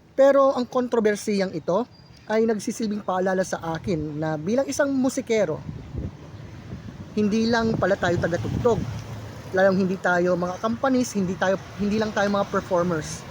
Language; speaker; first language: Filipino; native; Filipino